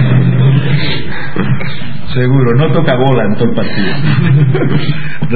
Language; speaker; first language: Spanish; native; Spanish